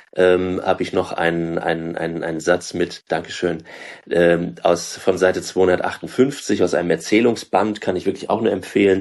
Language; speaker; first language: German; native; German